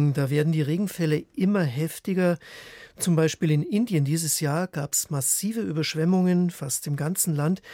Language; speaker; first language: German; native; German